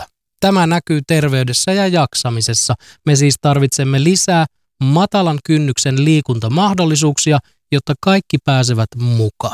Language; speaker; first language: Finnish; native; Finnish